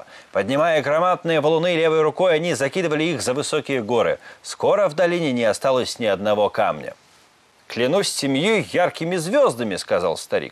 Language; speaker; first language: Russian; native; Russian